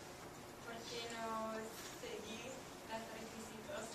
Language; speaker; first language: Spanish; non-native, learner; English